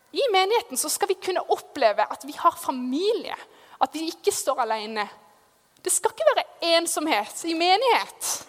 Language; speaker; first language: Norwegian; native; Norwegian